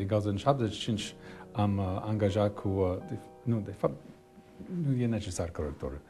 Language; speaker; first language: Romanian; non-native, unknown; English